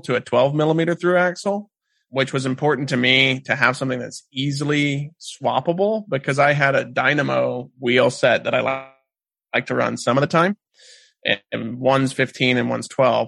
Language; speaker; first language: English; native; English